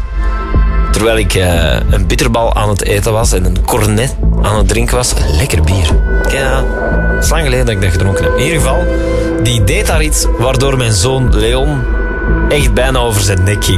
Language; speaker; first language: Dutch; native; Dutch